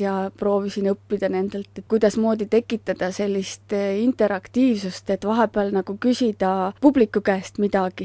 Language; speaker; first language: Estonian; native; Estonian